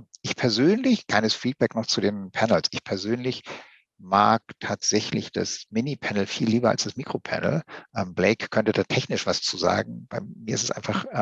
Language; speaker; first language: German; native; German